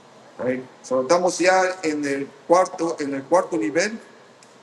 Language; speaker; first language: Spanish; early bilingual, heritage; Spanish